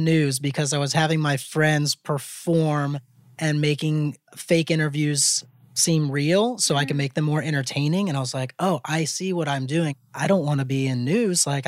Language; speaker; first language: English; native; English